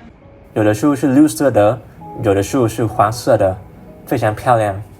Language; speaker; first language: Chinese; non-native, learner; Vietnamese